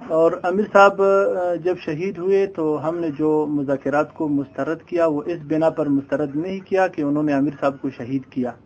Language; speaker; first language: Urdu; non-native, local second language; Pashto